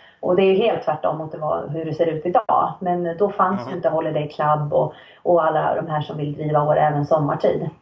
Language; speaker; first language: Swedish; native; Swedish